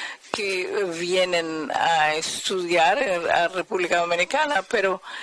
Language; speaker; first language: Spanish; non-native, fluent; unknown